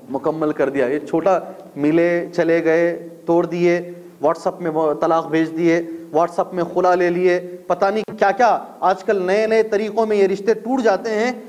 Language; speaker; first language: Urdu; native; Urdu